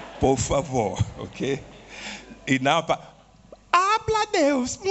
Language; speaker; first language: Spanish; non-native, learner; Portuguese